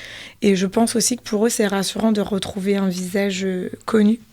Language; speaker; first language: French; native; French